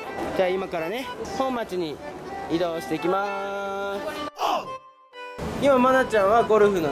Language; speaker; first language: Japanese; native; Japanese